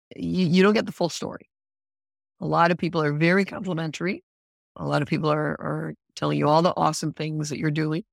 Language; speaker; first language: English; non-native, fluent; Spanish